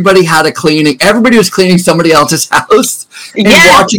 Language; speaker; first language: English; native; English